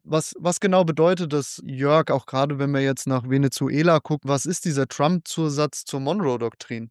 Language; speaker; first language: German; native; German